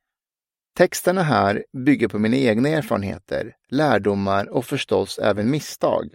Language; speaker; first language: Swedish; early bilingual, other home language; Persian